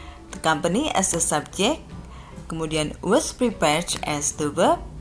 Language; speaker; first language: English; non-native, fluent; Indonesian